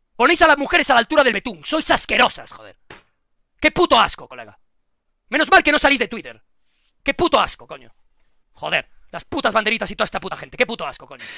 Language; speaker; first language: Spanish; native; Spanish